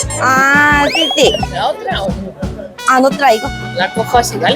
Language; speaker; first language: Spanish; non-native, learner; Korean